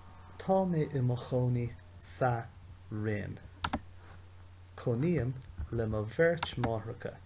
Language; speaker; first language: Irish; non-native, local second language; English